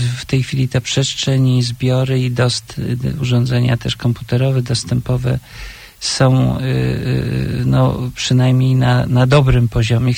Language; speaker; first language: Polish; native; Polish